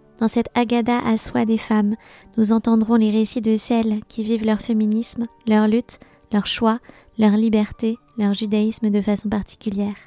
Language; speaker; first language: French; native; French